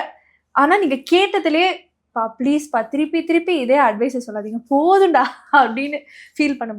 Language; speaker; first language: Tamil; native; Tamil